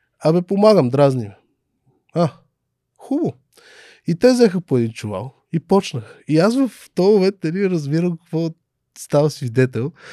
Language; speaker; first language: Bulgarian; native; Bulgarian